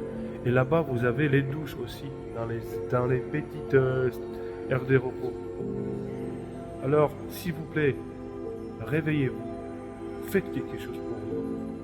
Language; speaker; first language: French; non-native, fluent; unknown